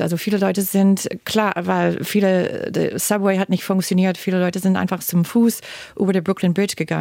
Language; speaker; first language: German; non-native, fluent; English